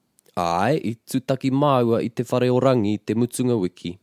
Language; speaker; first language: Māori; non-native, fluent; English